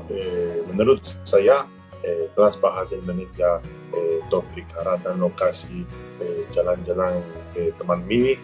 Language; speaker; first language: Indonesian; non-native, learner; Italian